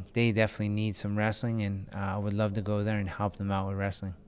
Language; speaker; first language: English; early bilingual, other home language; Filipino